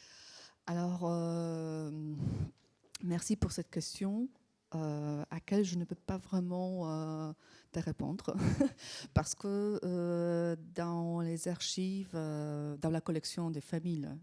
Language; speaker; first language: French; non-native, fluent; Polish